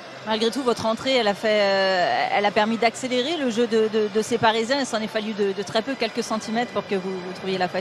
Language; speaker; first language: French; native; French